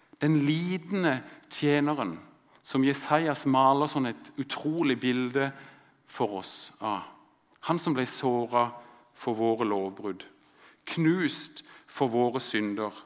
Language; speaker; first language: Norwegian; native; Norwegian